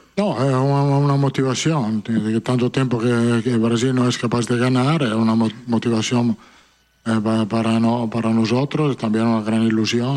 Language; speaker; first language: Spanish; non-native, fluent; Italian